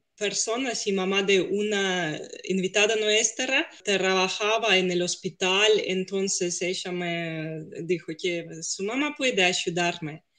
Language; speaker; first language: Spanish; non-native, fluent; Russian